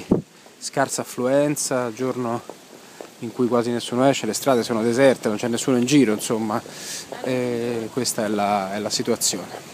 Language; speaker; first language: Italian; native; Italian